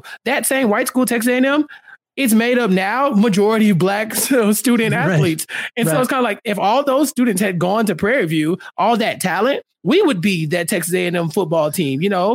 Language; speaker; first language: English; native; English